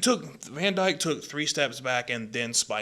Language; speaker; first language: English; native; English